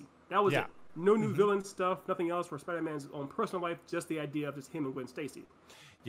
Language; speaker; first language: English; native; English